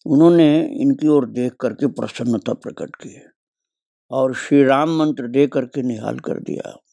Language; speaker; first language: Hindi; native; Hindi